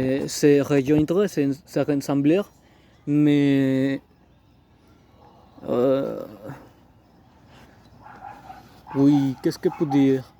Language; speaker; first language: French; non-native, learner; Spanish